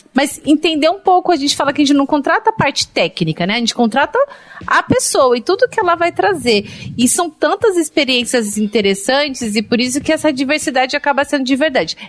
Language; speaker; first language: Portuguese; native; Portuguese